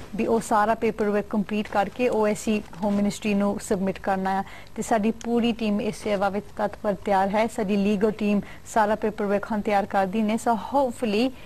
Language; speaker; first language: Punjabi; early bilingual, heritage; Punjabi